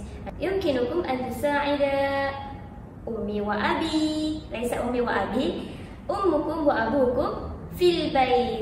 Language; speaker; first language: Arabic; non-native, learner; Malay